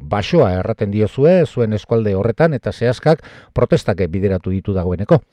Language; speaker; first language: Basque; native; Basque